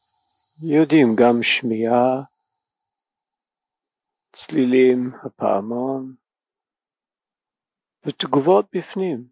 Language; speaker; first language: Hebrew; non-native, fluent; English